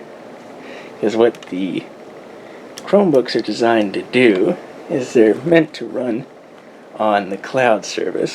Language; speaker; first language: English; native; English